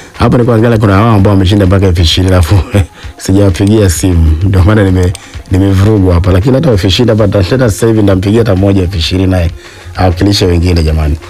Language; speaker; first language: Swahili; native; Swahili